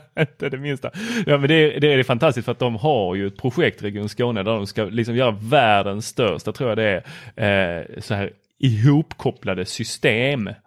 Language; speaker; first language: Swedish; native; Swedish